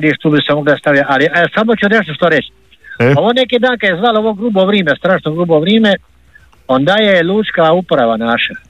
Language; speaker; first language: Serbian; native; Serbian